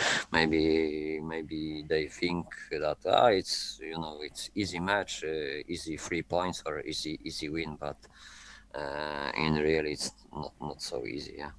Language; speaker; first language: English; non-native, learner; Polish